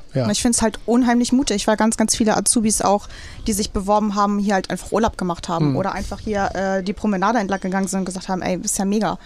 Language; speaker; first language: German; native; German